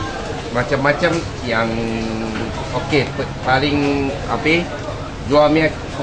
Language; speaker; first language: Indonesian; non-native, local second language; Chinese